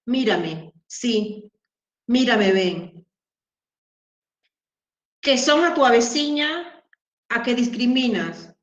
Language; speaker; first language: Galician; non-native, learner; Spanish